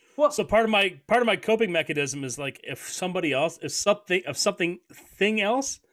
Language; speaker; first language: English; native; English